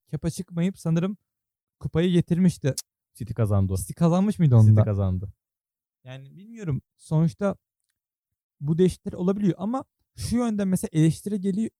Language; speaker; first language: Turkish; native; Turkish